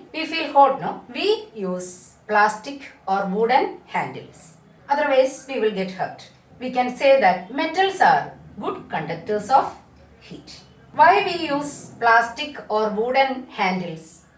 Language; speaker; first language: English; non-native, local second language; Malayalam